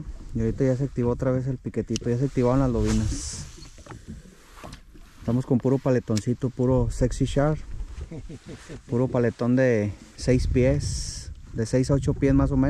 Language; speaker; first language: Spanish; native; Spanish